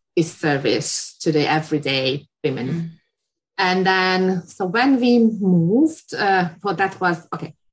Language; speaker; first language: English; non-native, fluent; Hungarian